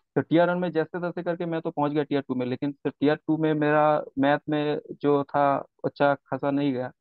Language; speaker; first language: Hindi; non-native, local second language; Bangla